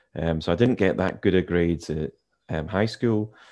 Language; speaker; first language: English; native; English